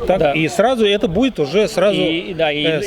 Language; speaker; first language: Russian; native; Russian